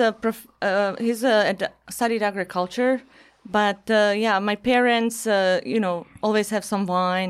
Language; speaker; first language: English; non-native, fluent; Bosnian